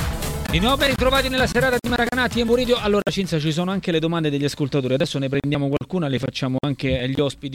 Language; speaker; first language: Italian; native; Italian